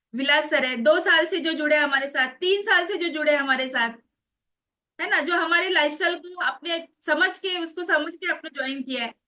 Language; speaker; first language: Hindi; non-native, local second language; Marathi